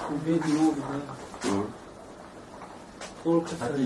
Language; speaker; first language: Russian; non-native, learner; Tajik